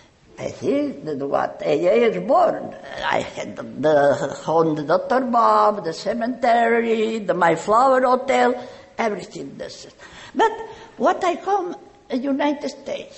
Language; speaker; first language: English; non-native, learner; Catalan